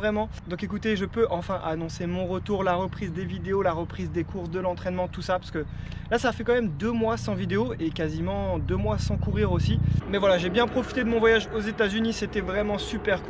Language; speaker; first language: French; native; French